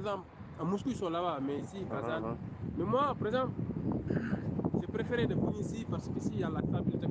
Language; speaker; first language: French; non-native, local second language; Wolof